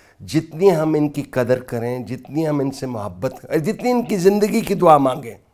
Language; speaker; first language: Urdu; non-native, local second language; Punjabi